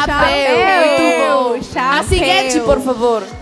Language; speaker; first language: Portuguese; non-native, learner; Spanish